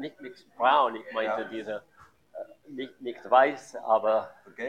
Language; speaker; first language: German; non-native, learner; English